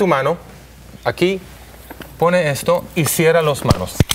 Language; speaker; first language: Spanish; non-native, learner; Hebrew